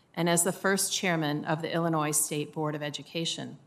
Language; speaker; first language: English; native; English